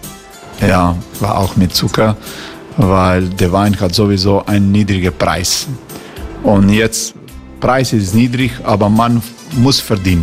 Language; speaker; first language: German; non-native, fluent; Croatian